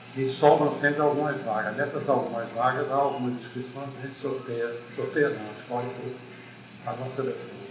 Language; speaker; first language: Portuguese; native; Portuguese